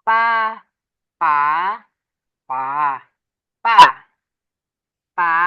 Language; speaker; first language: Chinese; non-native, learner; Indonesian